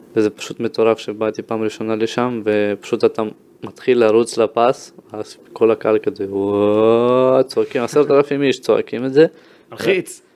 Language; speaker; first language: Hebrew; early bilingual, other home language; Ukrainian